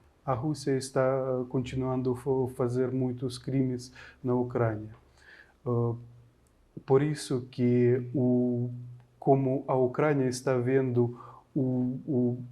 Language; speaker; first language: Portuguese; non-native, fluent; Ukrainian